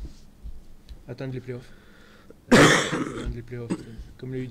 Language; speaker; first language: French; native; French